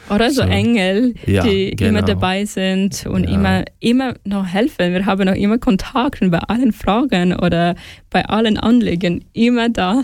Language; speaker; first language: German; non-native, fluent; Ukrainian